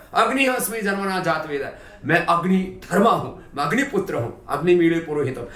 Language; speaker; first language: Hindi; native; Hindi